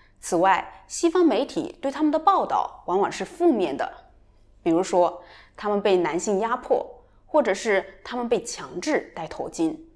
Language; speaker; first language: Chinese; native; Chinese